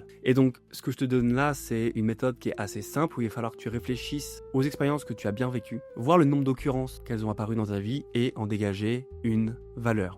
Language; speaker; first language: French; native; French